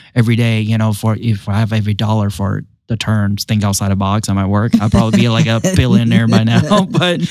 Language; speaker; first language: English; non-native, fluent; Chinese